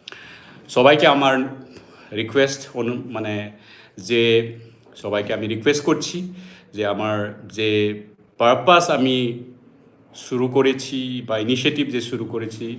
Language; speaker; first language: Bangla; non-native, local second language; Assamese